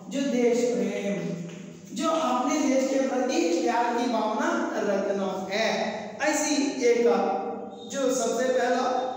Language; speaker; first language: Hindi; non-native, local second language; Kannada